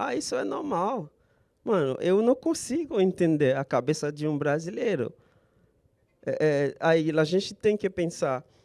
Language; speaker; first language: Portuguese; non-native, fluent; Haitian Creole